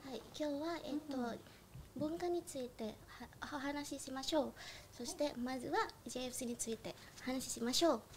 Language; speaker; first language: Japanese; non-native, learner; Indonesian